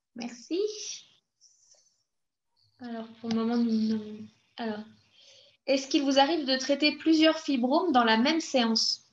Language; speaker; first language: French; native; French